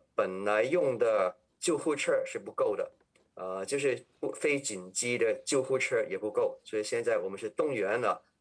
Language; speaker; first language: Chinese; non-native, local second language; Cantonese